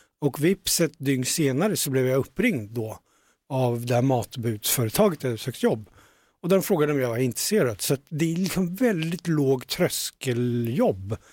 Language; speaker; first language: Swedish; early bilingual, other home language; Punjabi